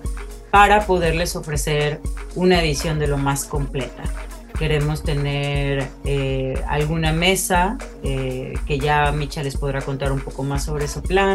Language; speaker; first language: Spanish; native; Spanish